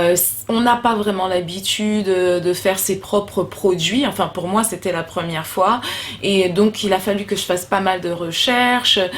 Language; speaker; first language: French; native; French